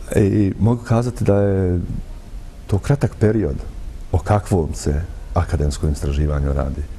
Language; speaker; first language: Bosnian; native; Bosnian